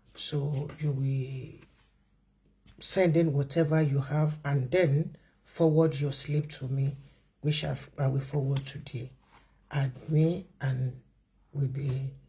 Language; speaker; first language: English; non-native, local second language; Yoruba